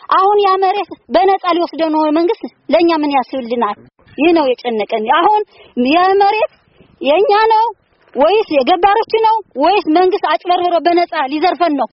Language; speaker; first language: Amharic; non-native, local second language; Tigrinya